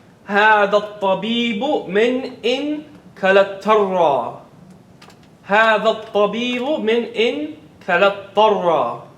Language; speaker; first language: Arabic; non-native, fluent; English